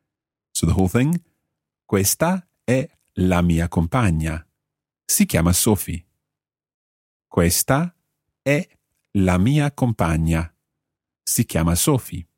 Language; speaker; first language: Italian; non-native, fluent; English